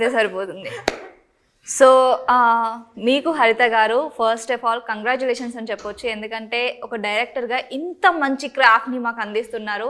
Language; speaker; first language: Telugu; native; Telugu